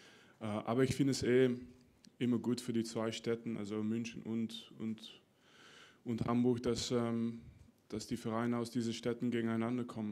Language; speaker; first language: German; non-native, fluent; French